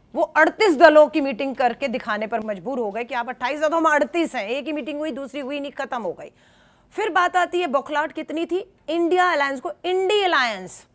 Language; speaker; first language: Hindi; native; Hindi